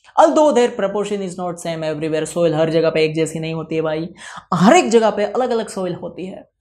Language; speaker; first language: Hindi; non-native, local second language; Gujarati